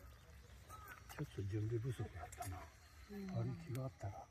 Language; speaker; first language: Japanese; native; Japanese